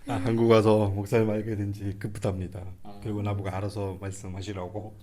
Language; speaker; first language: Korean; non-native, fluent; Mongolian